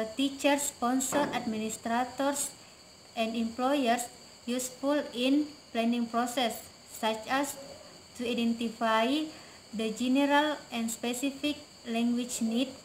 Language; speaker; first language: English; non-native, fluent; Indonesian